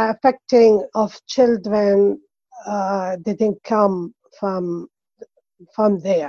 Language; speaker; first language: English; non-native, learner; Arabic